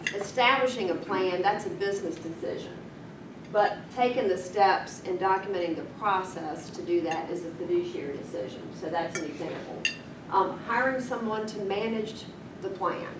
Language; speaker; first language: English; native; English